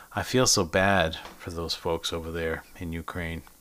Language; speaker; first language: English; native; English